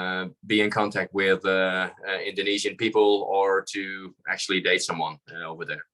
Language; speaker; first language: English; non-native, fluent; Dutch